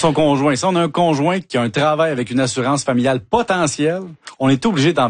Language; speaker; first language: French; native; French